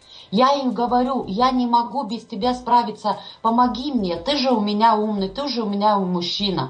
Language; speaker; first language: Russian; non-native, fluent; Lithuanian